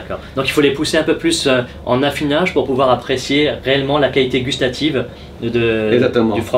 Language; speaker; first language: French; native; French